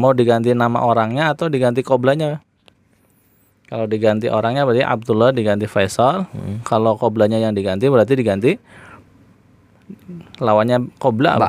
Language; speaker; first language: Indonesian; native; Indonesian